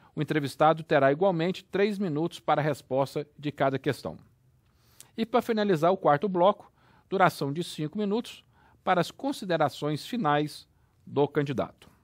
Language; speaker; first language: Portuguese; native; Portuguese